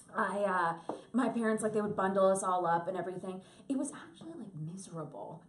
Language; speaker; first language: English; native; English